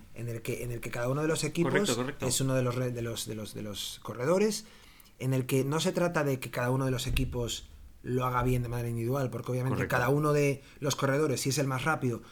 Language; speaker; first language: Spanish; native; Spanish